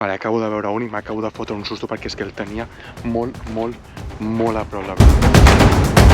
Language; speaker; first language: Catalan; native; Catalan